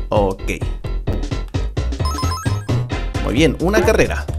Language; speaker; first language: Spanish; native; Spanish